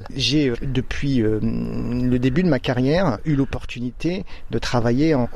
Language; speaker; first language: French; native; French